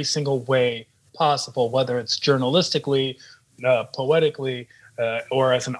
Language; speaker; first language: English; native; English